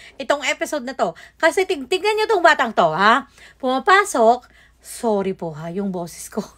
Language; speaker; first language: Filipino; non-native, local second language; Iloko